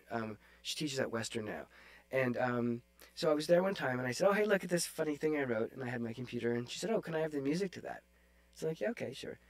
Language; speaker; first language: English; native; English